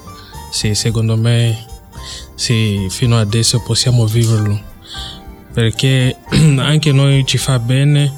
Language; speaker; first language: Italian; non-native, learner; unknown